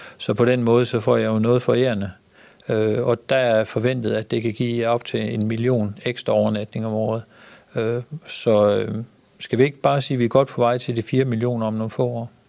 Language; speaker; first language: Danish; native; Danish